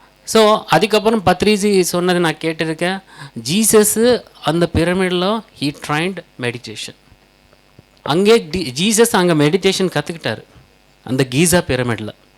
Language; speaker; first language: Tamil; native; Tamil